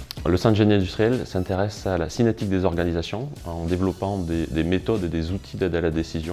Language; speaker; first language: French; native; French